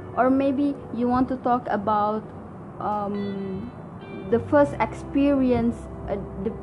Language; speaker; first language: English; non-native, local second language; Malay